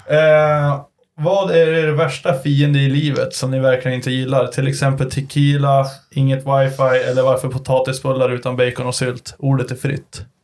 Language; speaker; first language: Swedish; native; Swedish